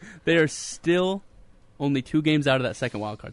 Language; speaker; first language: English; native; English